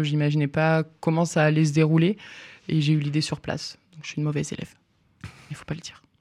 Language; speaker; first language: French; native; French